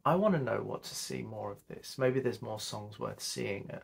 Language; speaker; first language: English; native; English